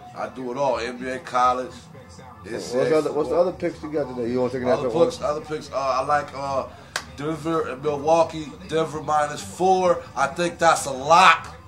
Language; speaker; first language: English; native; English